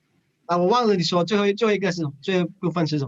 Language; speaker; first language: Chinese; non-native, learner; English